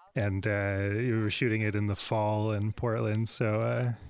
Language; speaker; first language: English; native; English